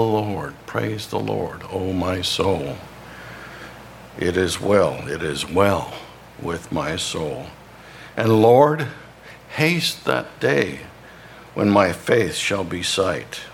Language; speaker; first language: English; native; English